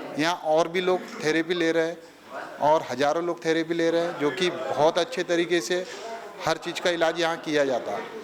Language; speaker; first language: Hindi; native; Hindi